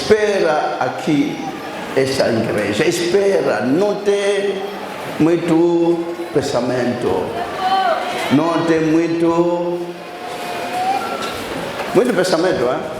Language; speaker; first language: Portuguese; non-native, learner; Lingala